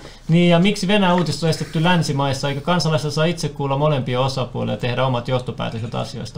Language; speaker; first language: Finnish; native; Finnish